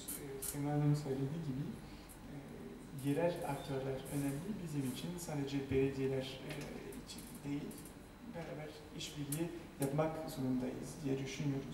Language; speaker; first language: Turkish; non-native, fluent; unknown